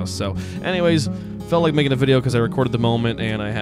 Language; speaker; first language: English; native; English